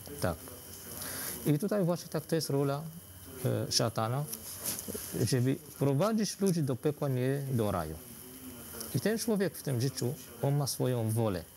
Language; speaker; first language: Polish; non-native, fluent; Arabic